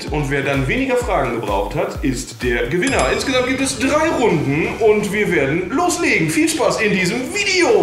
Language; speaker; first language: German; native; German